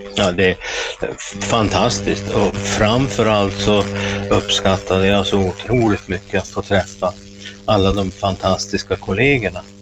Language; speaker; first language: Swedish; native; Swedish